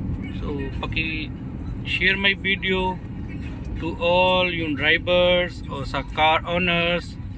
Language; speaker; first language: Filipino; non-native, learner; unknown